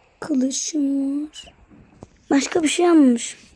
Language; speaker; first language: Turkish; native; Turkish